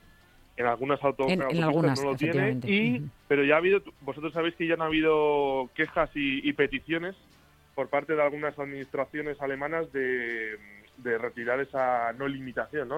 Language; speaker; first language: Spanish; native; Spanish